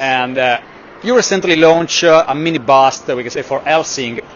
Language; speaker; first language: English; non-native, fluent; Italian